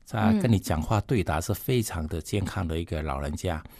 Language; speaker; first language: Chinese; non-native, fluent; Cantonese